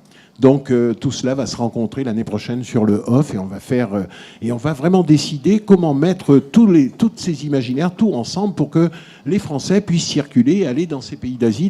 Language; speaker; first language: French; native; French